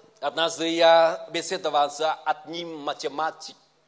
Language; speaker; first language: Russian; non-native, learner; Vietnamese